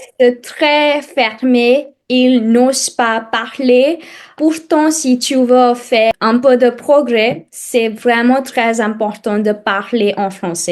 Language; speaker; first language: French; non-native, fluent; Hindi